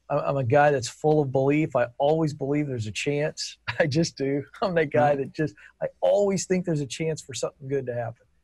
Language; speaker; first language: English; native; English